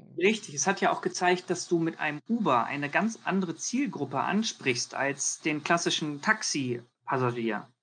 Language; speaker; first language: German; early bilingual, heritage; German